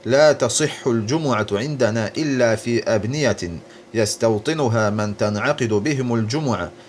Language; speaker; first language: Arabic; non-native, fluent; Azerbaijani